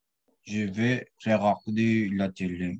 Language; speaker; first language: French; non-native, learner; Spanish